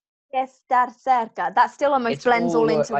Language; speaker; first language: English; native; English